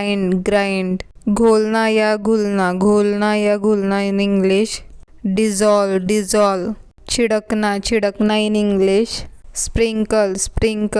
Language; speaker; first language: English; non-native, local second language; Hindi